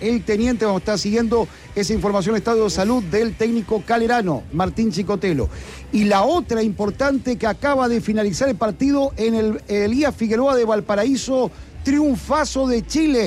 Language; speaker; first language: Spanish; native; Spanish